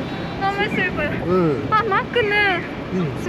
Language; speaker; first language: Korean; non-native, learner; Japanese